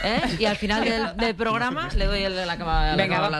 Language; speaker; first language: Spanish; native; Spanish